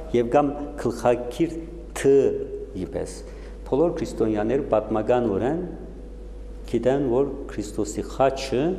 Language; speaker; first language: Armenian; native; Armenian